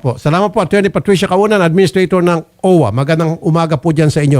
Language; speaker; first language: Filipino; native; Filipino